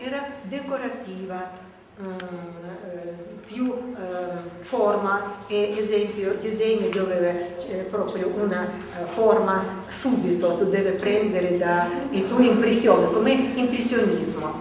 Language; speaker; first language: Italian; non-native, learner; Russian